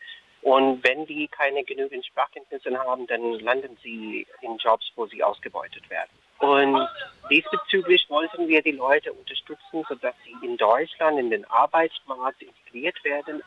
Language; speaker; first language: German; non-native, fluent; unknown